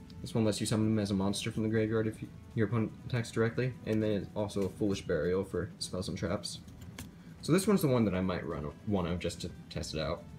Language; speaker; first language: English; native; English